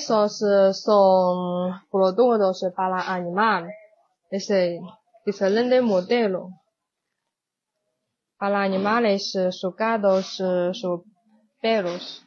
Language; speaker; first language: Spanish; non-native, learner; Chinese